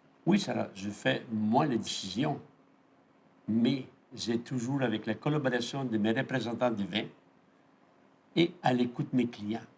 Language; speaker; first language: French; non-native, fluent; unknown